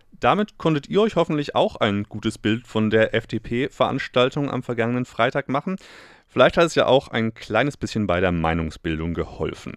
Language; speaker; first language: German; native; German